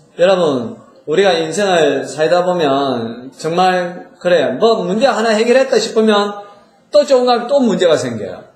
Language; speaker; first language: Korean; native; Korean